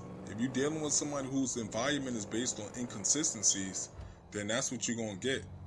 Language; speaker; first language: English; native; English